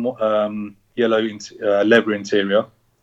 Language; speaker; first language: English; native; English